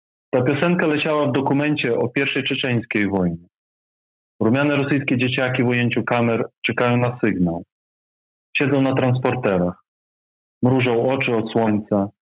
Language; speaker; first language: Polish; non-native, fluent; Ukrainian